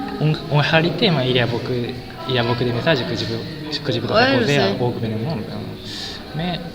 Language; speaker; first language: French; non-native, fluent; Japanese